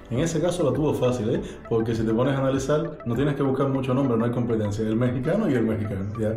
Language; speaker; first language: Spanish; native; Spanish